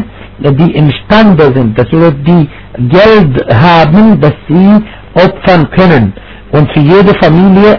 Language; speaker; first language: German; non-native, fluent; Arabic